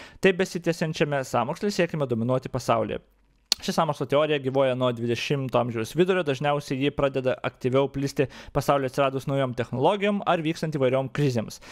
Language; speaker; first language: Lithuanian; native; Lithuanian